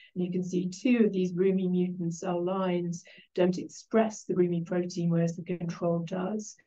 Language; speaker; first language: English; native; English